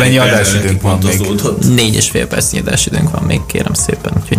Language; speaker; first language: Hungarian; native; Hungarian